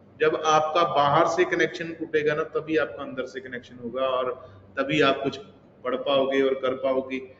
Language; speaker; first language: Hindi; non-native, local second language; Punjabi